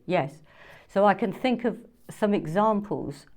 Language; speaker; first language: English; native; English